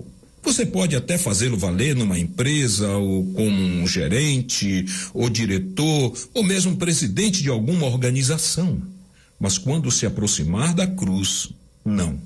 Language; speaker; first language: Portuguese; native; Portuguese